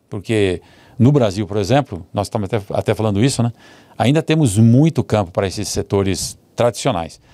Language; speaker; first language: Portuguese; early bilingual, other home language; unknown